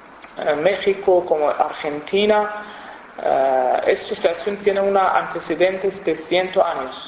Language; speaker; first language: Spanish; non-native, fluent; Persian